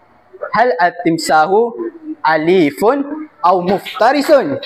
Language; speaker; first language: Arabic; non-native, learner; Malay